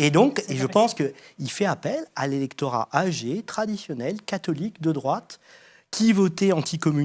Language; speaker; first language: French; native; French